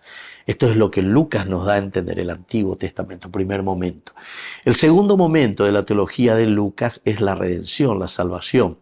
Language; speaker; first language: Spanish; native; Spanish